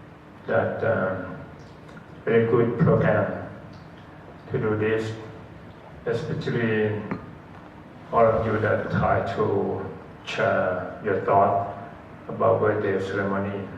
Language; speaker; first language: English; non-native, learner; Thai